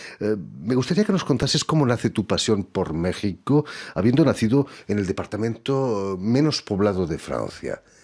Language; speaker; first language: Spanish; native; Spanish